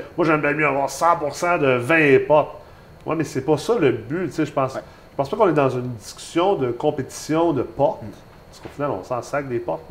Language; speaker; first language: French; native; French